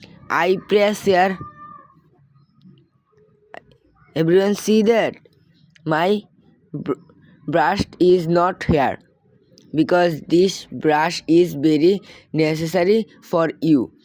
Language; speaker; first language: English; non-native, local second language; Bangla